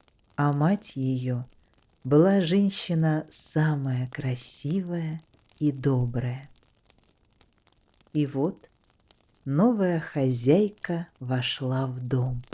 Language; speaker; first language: Russian; native; Russian